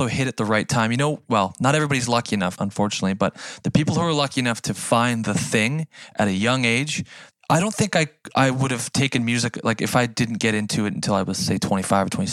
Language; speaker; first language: English; native; English